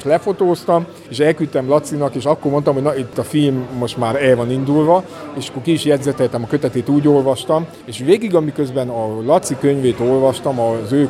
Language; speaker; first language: Hungarian; native; Hungarian